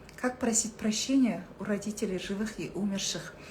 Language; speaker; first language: Russian; non-native, local second language; Kazakh